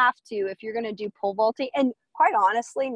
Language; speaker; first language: English; native; English